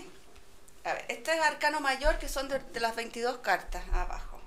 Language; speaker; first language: Spanish; native; Spanish